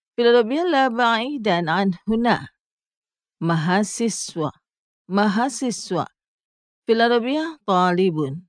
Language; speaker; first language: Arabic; non-native, fluent; Indonesian